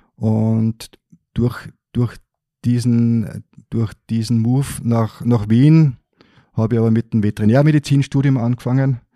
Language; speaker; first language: German; native; German